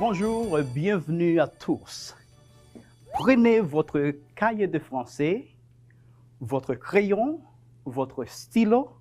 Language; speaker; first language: French; non-native, fluent; Spanish